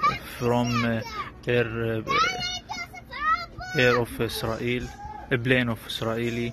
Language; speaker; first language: English; non-native, learner; Arabic